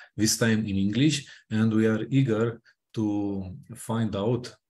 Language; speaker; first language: English; non-native, fluent; Romanian